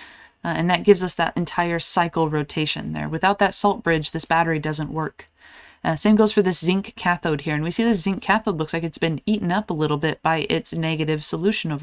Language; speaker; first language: English; native; English